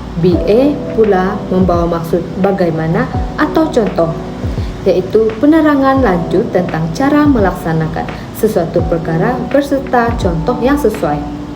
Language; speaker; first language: Malay; non-native, local second language; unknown